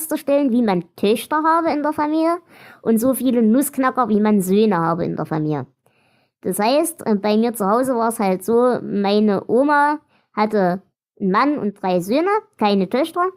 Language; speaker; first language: German; native; German